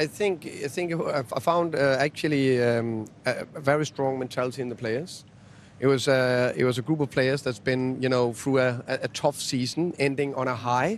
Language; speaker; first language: English; non-native, fluent; Danish